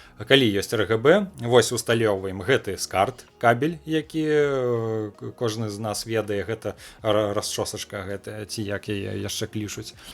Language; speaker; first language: Belarusian; non-native, local second language; Russian